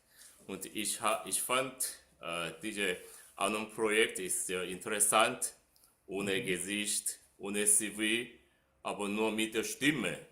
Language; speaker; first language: German; non-native, fluent; Korean